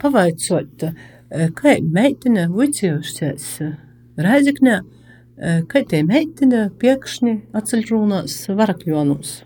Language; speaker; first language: Latvian; native; Latvian